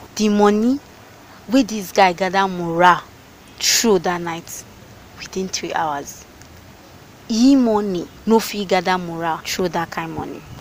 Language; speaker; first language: Nigerian Pidgin; native; Nigerian Pidgin